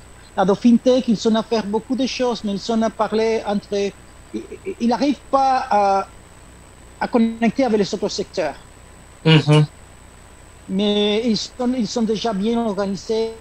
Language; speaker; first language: French; non-native, fluent; Spanish